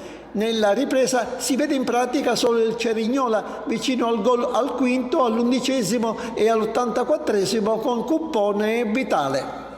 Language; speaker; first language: Italian; native; Italian